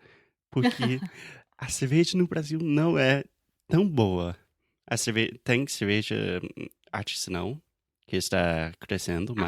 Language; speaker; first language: Portuguese; non-native, fluent; English